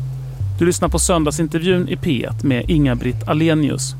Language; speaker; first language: Swedish; native; Swedish